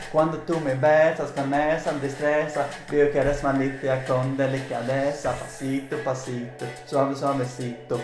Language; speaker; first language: Spanish; non-native, learner; Swedish